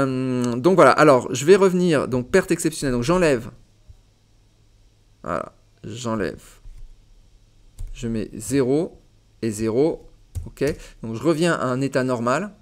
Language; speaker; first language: French; native; French